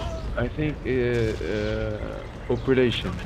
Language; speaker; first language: English; non-native, learner; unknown